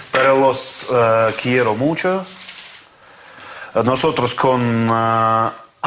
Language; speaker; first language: Spanish; non-native, learner; Russian